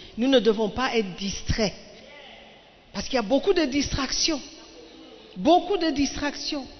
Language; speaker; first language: French; non-native, fluent; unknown